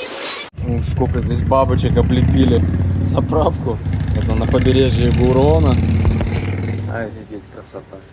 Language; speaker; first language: Russian; native; Russian